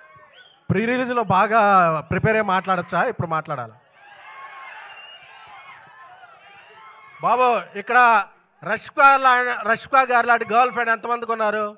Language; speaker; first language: Telugu; native; Telugu